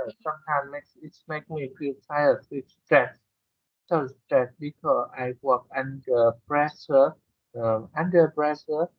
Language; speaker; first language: English; non-native, learner; Vietnamese